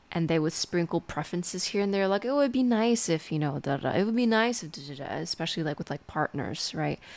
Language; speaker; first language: English; native; English